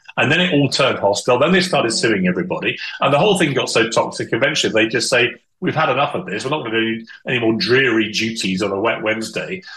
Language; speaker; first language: English; native; English